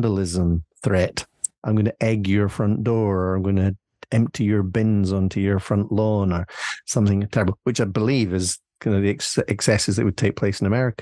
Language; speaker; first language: English; native; English